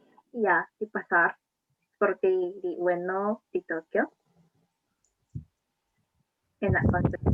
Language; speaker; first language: Indonesian; non-native, learner; Japanese